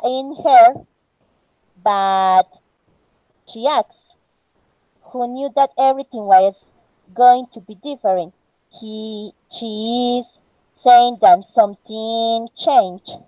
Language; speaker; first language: English; non-native, learner; Spanish